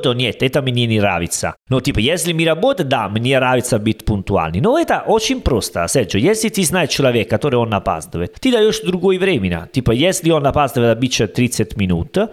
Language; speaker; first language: Russian; non-native, fluent; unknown